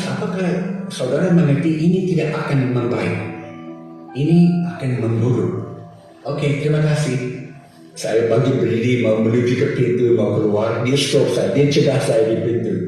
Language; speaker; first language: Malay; non-native, fluent; English